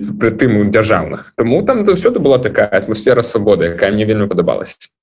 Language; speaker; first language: Belarusian; non-native, local second language; Russian